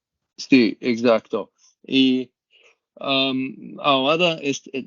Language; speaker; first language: Spanish; non-native, learner; German